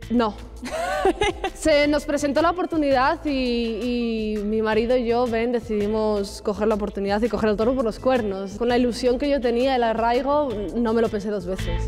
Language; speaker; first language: Spanish; native; Spanish